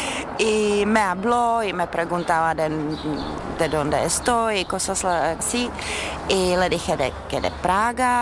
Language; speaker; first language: Spanish; non-native, fluent; Czech